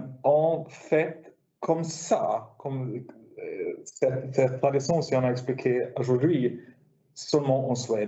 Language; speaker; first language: French; non-native, learner; Swedish